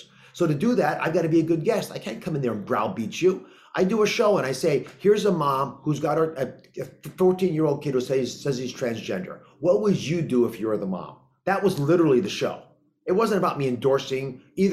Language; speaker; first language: English; native; English